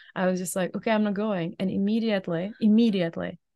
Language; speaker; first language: English; non-native, fluent; Czech